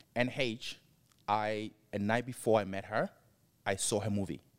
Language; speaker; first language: English; non-native, local second language; Tswana